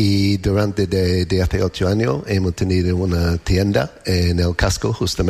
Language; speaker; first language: Spanish; non-native, learner; English